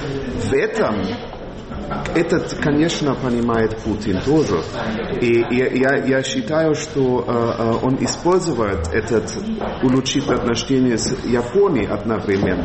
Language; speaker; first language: Russian; non-native, learner; German